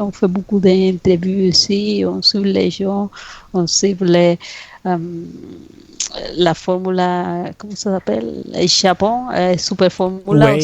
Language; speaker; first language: French; non-native, fluent; Spanish